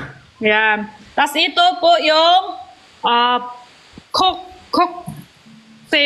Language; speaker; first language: Filipino; non-native, learner; Korean